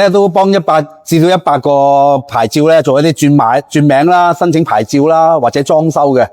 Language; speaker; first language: Cantonese; native; Cantonese